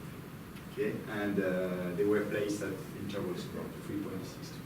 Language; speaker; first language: English; non-native, fluent; French